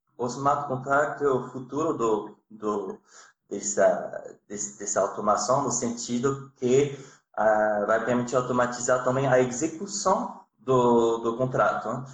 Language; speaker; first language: Portuguese; non-native, fluent; French